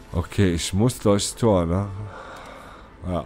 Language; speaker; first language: German; native; German